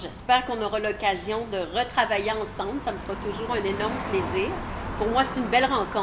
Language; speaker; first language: French; native; French